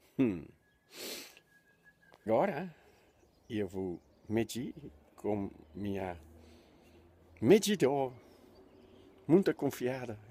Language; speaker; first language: Portuguese; non-native, learner; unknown